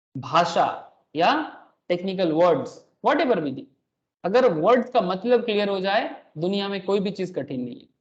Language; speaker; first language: Hindi; non-native, local second language; Bangla